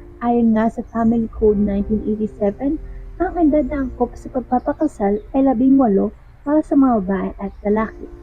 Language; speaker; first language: Filipino; native; Filipino